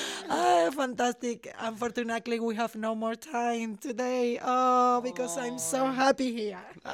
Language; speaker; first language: English; non-native, learner; Spanish